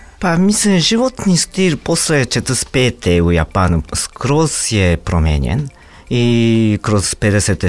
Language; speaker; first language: Serbian; non-native, fluent; Japanese